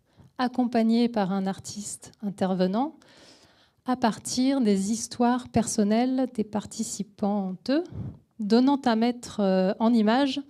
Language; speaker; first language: French; native; French